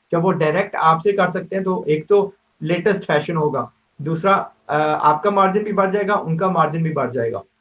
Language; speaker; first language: Urdu; native; Urdu